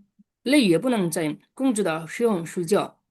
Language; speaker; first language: Chinese; non-native, fluent; Bangla